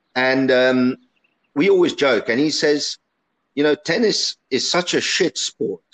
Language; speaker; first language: English; early bilingual, other home language; Italian